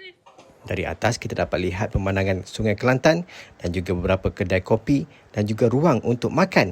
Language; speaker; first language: Malay; native; Malay